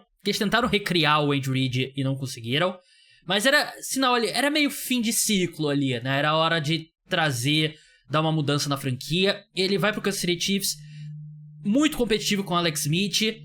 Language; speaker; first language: Portuguese; native; Portuguese